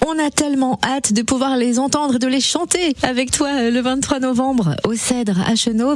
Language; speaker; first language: French; native; French